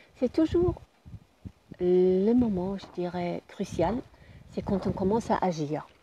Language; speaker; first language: French; non-native, fluent; German